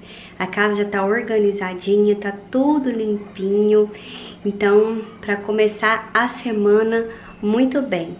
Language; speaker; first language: Portuguese; native; Portuguese